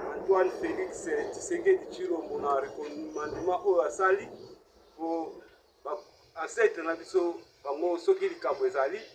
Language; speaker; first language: Lingala; non-native, local second language; Kongo